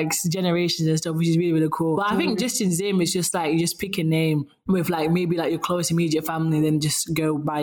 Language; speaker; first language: English; native; English